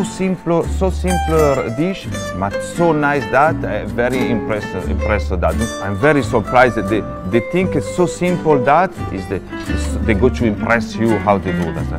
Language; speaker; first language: English; non-native, learner; Italian